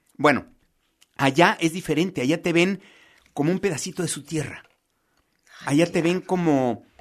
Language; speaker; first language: Spanish; native; Spanish